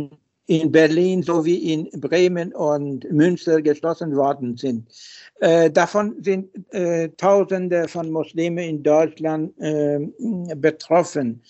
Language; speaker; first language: German; non-native, fluent; Persian